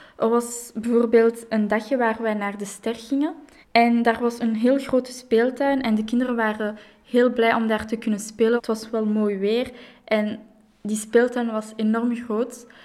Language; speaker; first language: Dutch; non-native, local second language; French